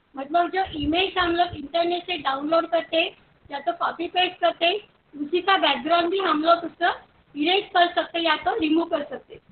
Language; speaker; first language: Hindi; non-native, local second language; Marathi